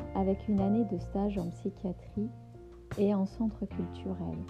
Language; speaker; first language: French; non-native, fluent; German